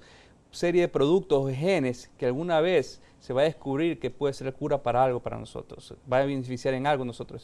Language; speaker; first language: Spanish; native; Spanish